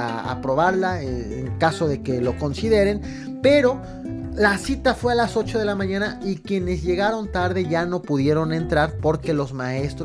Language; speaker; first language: Spanish; native; Spanish